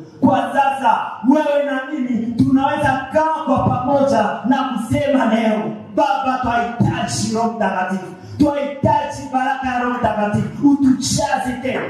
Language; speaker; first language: Swahili; non-native, local second language; Nande